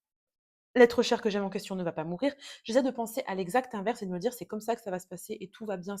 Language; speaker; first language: French; native; French